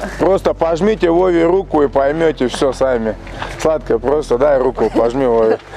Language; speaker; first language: Russian; native; Russian